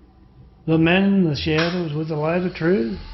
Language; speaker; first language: English; native; English